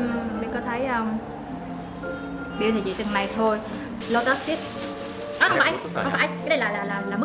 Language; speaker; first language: Korean; non-native, learner; Vietnamese